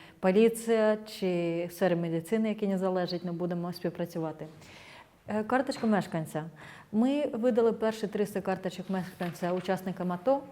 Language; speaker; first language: Ukrainian; non-native, fluent; Estonian